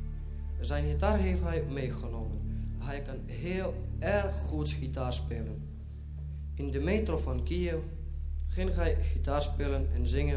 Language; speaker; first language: Dutch; non-native, fluent; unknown